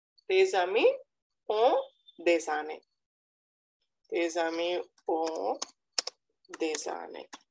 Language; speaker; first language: French; non-native, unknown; Telugu